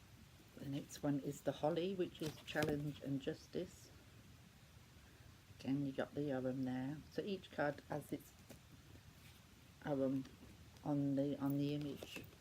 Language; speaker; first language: English; native; English